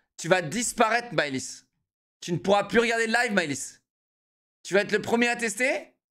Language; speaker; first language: French; native; French